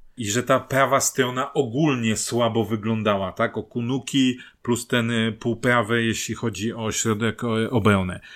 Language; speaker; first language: Polish; native; Polish